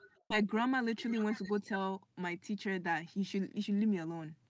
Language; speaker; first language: English; native; English